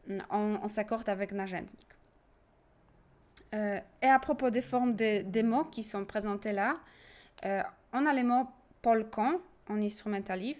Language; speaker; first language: French; non-native, fluent; Polish